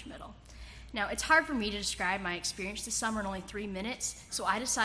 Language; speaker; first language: English; native; English